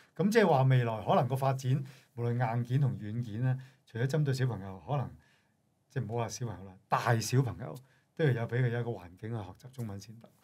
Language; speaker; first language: Cantonese; native; Cantonese